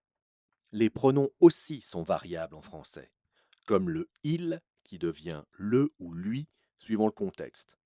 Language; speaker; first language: French; native; French